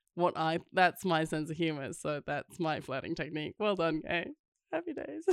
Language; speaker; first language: English; native; English